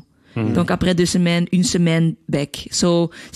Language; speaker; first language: French; non-native, learner; Dutch